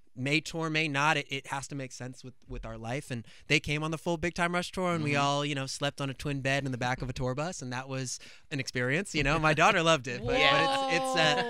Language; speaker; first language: English; native; English